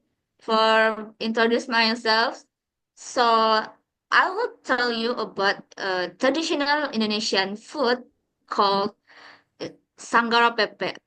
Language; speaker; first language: English; non-native, learner; Indonesian